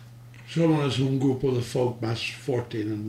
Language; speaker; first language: Spanish; non-native, learner; English